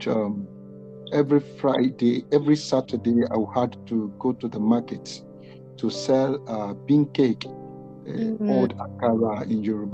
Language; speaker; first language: English; non-native, local second language; Yoruba